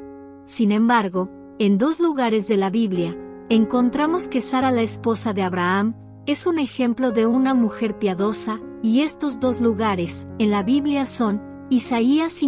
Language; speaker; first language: Spanish; native; Spanish